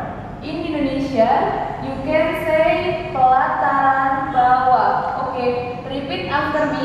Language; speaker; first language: English; non-native, learner; Indonesian